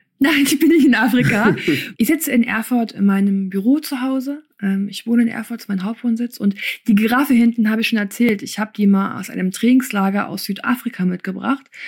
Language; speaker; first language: German; early bilingual, other home language; Russian